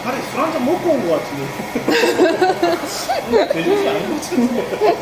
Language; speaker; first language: Korean; native; Korean